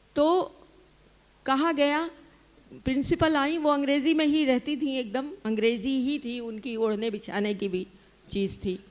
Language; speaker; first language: Hindi; native; Hindi